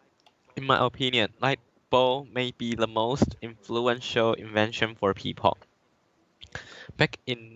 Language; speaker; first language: English; non-native, learner; Chinese